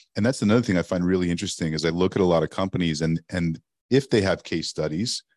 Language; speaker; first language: English; native; English